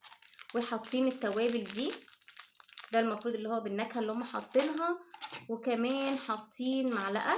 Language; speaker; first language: Arabic; native; Arabic